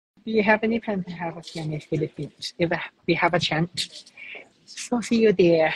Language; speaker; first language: English; non-native, learner; Thai